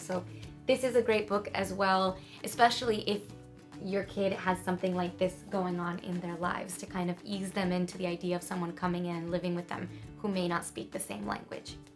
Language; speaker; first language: English; early bilingual, other home language; Spanish